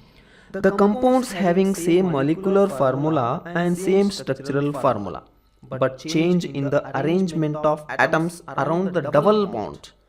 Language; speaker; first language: English; non-native, local second language; Kannada